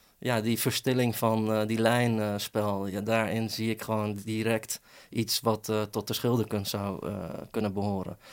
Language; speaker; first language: Dutch; early bilingual, other home language; Persian